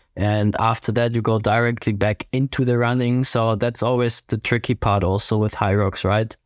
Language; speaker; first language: English; non-native, fluent; German